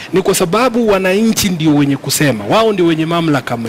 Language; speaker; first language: Swahili; non-native, local second language; Luyia